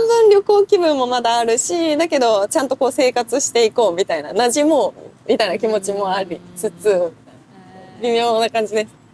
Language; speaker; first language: Japanese; native; Japanese